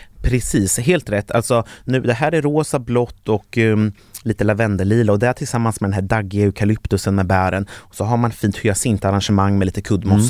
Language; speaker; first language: Swedish; native; Swedish